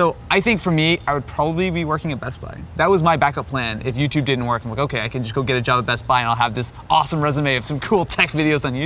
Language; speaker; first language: English; native; English